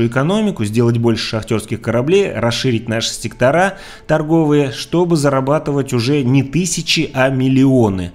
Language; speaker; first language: Russian; native; Russian